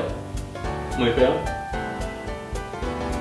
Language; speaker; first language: Spanish; native; Spanish